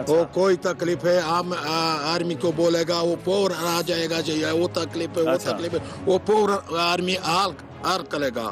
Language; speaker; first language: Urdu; non-native, learner; Pashto